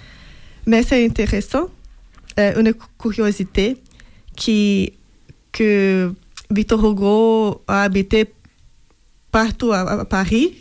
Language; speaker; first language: French; non-native, fluent; Portuguese